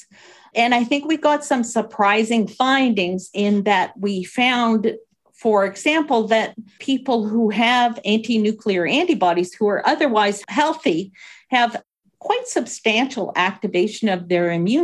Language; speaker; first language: English; native; English